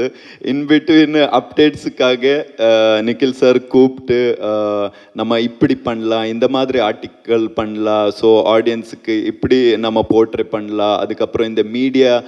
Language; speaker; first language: Tamil; non-native, fluent; Malayalam